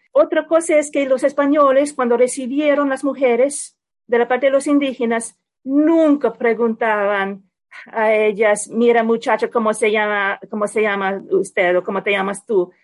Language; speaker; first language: Spanish; non-native, fluent; English